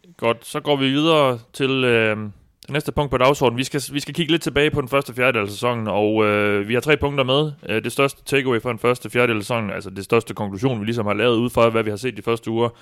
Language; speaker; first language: Danish; native; Danish